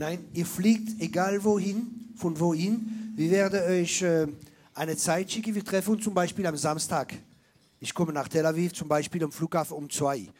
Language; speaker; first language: German; non-native, fluent; French